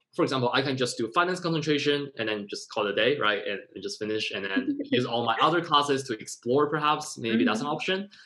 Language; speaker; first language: English; non-native, fluent; Chinese